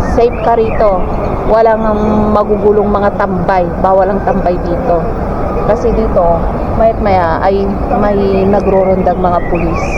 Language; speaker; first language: Filipino; non-native, local second language; Pangasinan